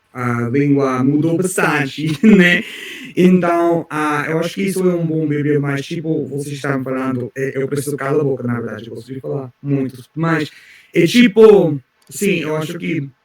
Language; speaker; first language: Portuguese; non-native, learner; English